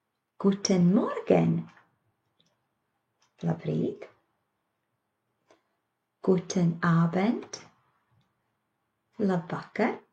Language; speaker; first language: German; non-native, fluent; Latvian